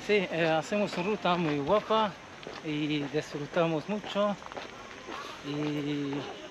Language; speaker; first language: Spanish; non-native, fluent; Arabic